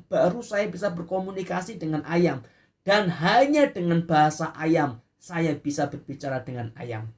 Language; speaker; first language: Indonesian; native; Indonesian